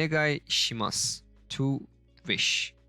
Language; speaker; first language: Japanese; non-native, learner; Turkish